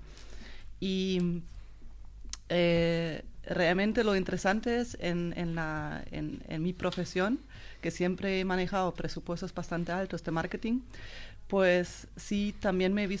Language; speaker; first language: Spanish; non-native, fluent; German